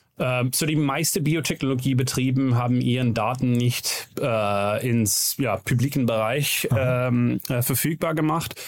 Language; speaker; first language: German; non-native, learner; Dutch